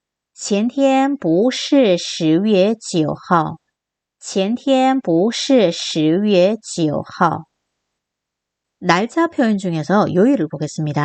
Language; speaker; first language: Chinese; non-native, fluent; Korean